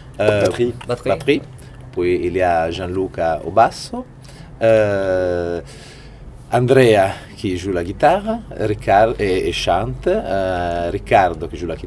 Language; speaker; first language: French; non-native, fluent; Italian